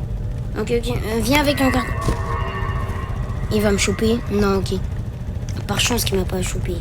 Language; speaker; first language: French; native; French